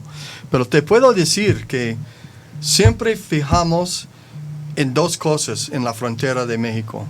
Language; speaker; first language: Spanish; non-native, fluent; English